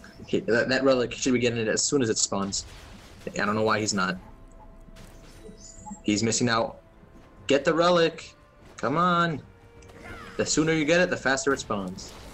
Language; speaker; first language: English; native; English